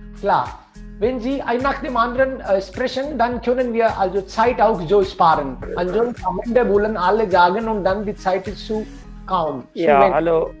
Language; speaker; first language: German; non-native, fluent; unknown